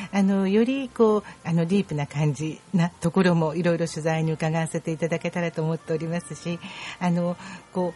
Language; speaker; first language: Japanese; native; Japanese